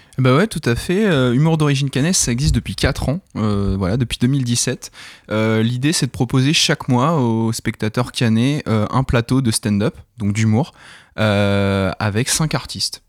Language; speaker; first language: French; native; French